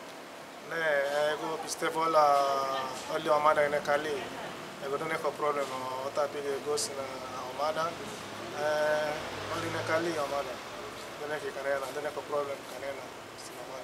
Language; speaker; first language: Greek; non-native, learner; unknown